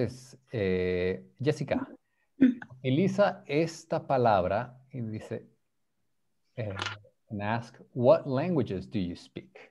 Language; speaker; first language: Spanish; non-native, fluent; English